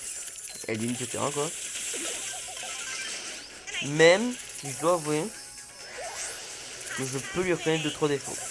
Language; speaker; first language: French; native; French